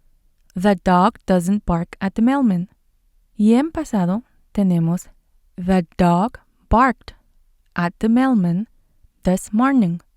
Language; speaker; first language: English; non-native, fluent; Spanish